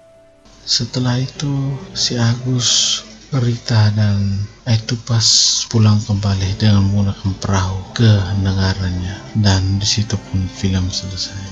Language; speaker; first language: Indonesian; native; Indonesian